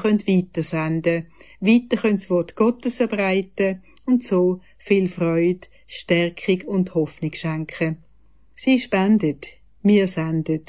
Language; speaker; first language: German; native; German